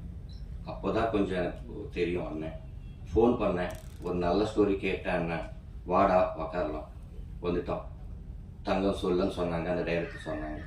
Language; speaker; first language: Tamil; non-native, learner; Telugu